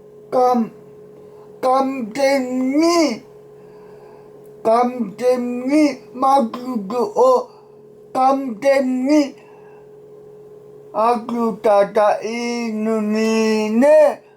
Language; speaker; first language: Japanese; non-native, learner; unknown